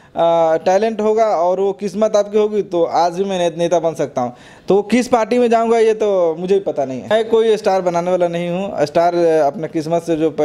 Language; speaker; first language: Hindi; native; Hindi